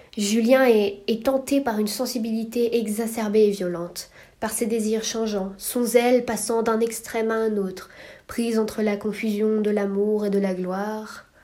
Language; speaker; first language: French; native; French